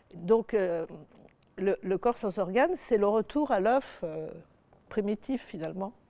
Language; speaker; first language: French; native; French